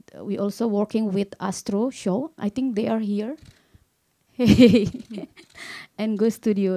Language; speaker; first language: English; non-native, learner; Indonesian